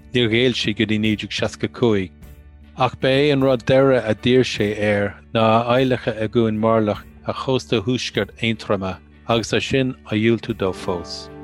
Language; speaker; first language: Irish; non-native, local second language; English